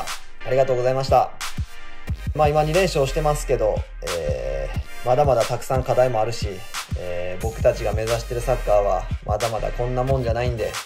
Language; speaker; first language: Japanese; native; Japanese